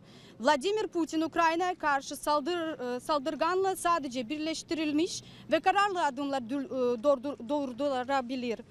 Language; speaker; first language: Turkish; non-native, fluent; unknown